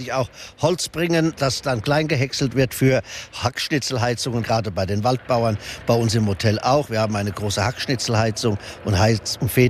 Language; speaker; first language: German; native; German